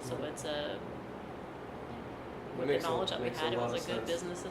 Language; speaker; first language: English; native; English